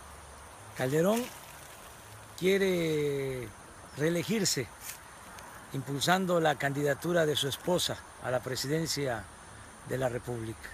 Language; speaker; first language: Spanish; native; Spanish